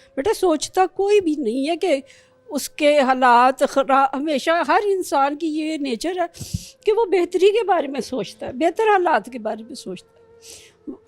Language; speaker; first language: Urdu; non-native, local second language; Pashto